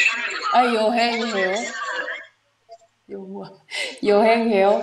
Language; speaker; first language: Korean; non-native, learner; Indonesian